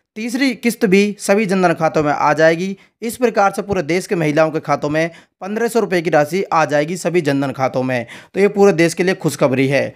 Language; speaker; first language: Hindi; native; Hindi